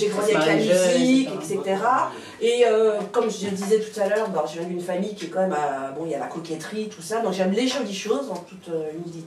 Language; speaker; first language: French; native; French